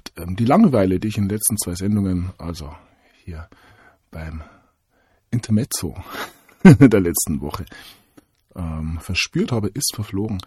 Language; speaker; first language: German; native; German